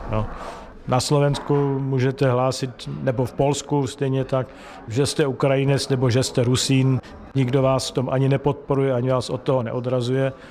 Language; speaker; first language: Czech; native; Czech